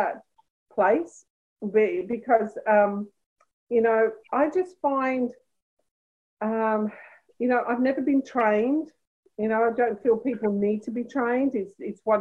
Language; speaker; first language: English; native; English